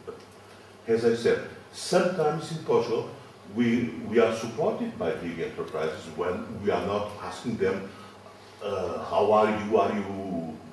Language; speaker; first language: English; non-native, fluent; Portuguese